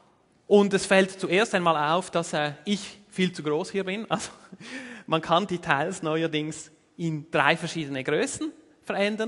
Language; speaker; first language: German; native; German